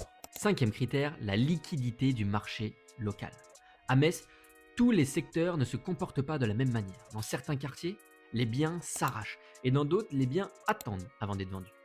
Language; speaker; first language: French; native; French